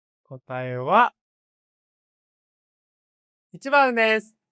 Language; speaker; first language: Japanese; non-native, fluent; Korean